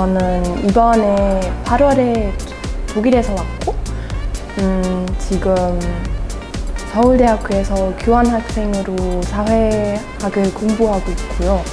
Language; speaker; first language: Korean; non-native, fluent; German